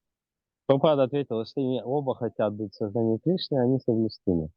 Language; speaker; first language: Russian; native; Russian